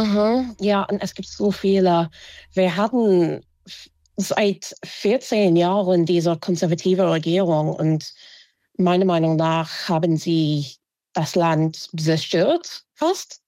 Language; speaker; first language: German; non-native, fluent; English